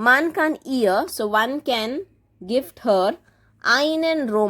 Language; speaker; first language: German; non-native, fluent; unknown